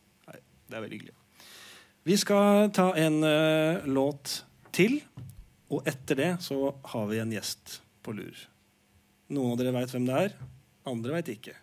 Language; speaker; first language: Norwegian; native; Norwegian